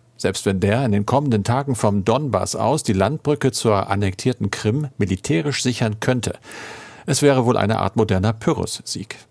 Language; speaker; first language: German; native; German